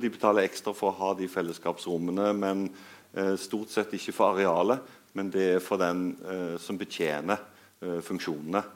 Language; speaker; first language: Norwegian; native; Norwegian